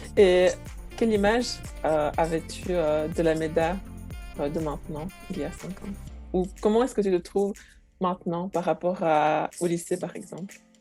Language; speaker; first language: French; native; French